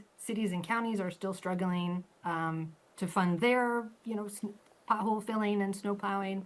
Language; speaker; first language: English; native; English